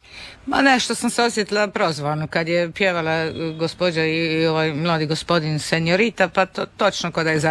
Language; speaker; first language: Serbian; native; Serbian